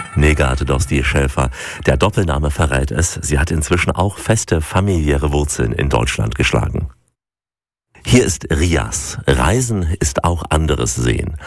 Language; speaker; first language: German; native; German